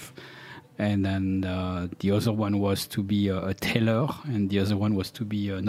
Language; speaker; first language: English; non-native, fluent; French